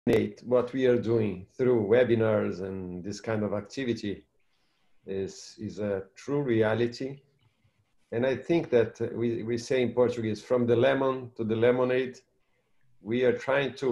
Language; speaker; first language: English; non-native, fluent; Portuguese